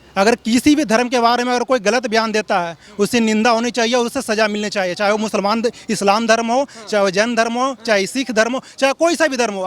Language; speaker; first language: Hindi; native; Hindi